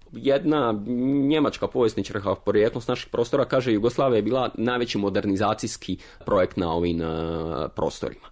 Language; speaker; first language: Croatian; native; Croatian